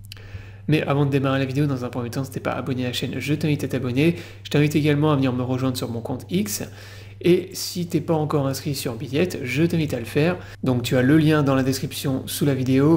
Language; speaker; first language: French; native; French